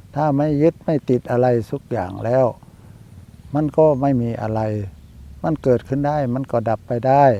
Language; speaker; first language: Thai; native; Thai